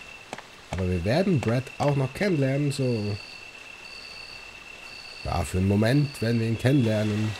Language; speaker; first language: German; native; German